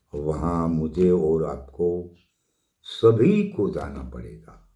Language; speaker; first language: Hindi; non-native, local second language; Gujarati